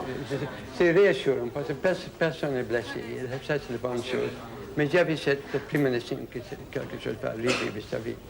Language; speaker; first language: French; non-native, fluent; English